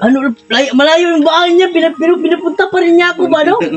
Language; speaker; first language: Filipino; non-native, local second language; Cebuano